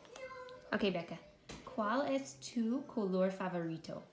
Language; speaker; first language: Spanish; non-native, fluent; English